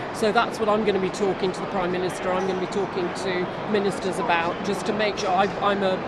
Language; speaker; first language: English; native; English